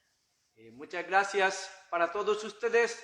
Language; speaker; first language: Spanish; non-native, learner; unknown